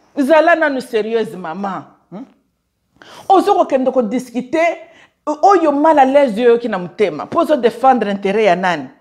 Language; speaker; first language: Lingala; native; Lingala